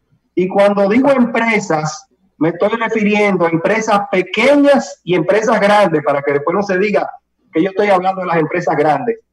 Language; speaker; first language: Spanish; native; Spanish